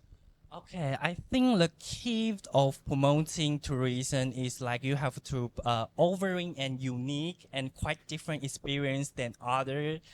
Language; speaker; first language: English; non-native, learner; Chinese